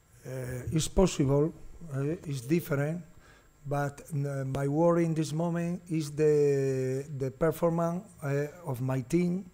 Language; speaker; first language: English; non-native, learner; Portuguese